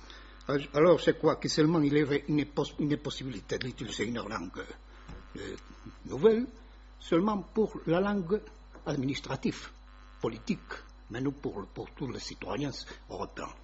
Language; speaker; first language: French; non-native, learner; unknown